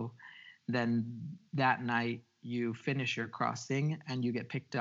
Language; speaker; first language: English; early bilingual, other home language; Spanish